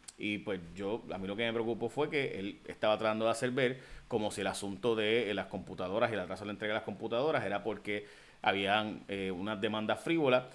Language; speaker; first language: Spanish; early bilingual, heritage; Spanish